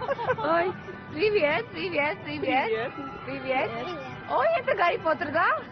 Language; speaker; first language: Russian; non-native, learner; Hindi